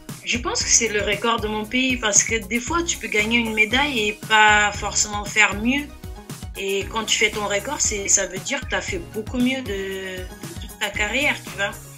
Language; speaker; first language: French; non-native, fluent; Portuguese